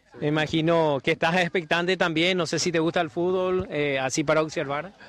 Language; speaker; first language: Spanish; native; Spanish